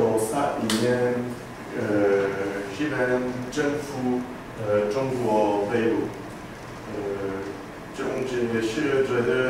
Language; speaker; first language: Chinese; non-native, learner; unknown